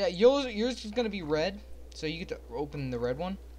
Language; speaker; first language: English; native; English